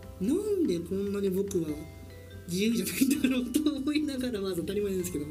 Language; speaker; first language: Japanese; native; Japanese